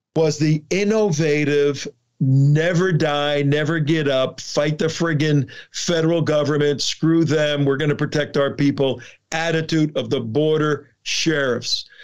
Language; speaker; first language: English; native; English